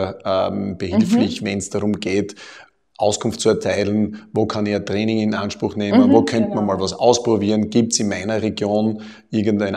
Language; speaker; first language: German; native; German